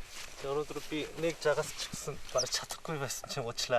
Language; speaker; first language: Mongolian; non-native, learner; Korean